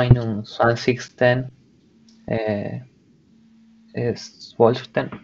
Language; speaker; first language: German; non-native, learner; Spanish